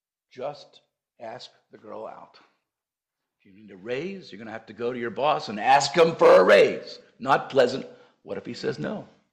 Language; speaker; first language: English; native; English